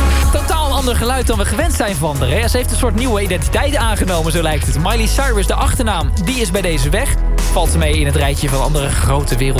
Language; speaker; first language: Dutch; native; Dutch